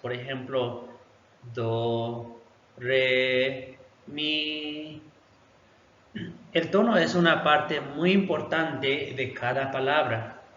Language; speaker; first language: Spanish; non-native, local second language; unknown